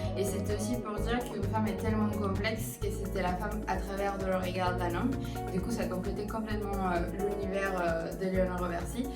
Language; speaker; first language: French; non-native, fluent; Spanish